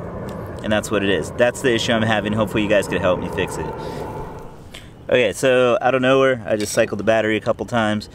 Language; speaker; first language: English; native; English